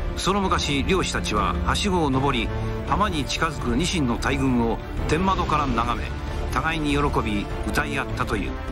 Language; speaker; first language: Japanese; native; Japanese